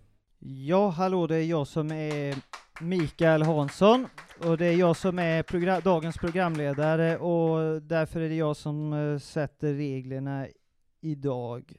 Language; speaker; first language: Swedish; native; Swedish